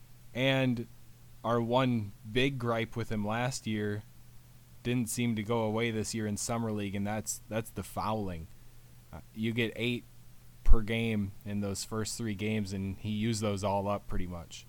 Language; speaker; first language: English; native; English